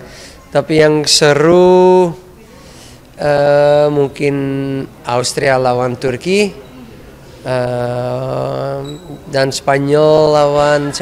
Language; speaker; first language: Indonesian; non-native, fluent; Dutch